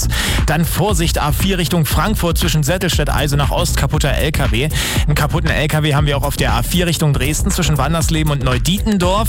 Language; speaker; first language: German; native; German